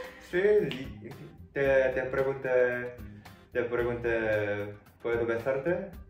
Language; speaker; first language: Spanish; non-native, learner; Korean